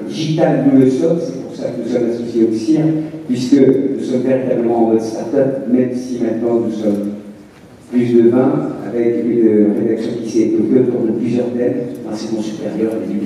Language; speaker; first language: French; native; French